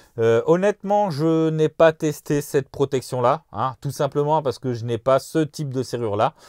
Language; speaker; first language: French; native; French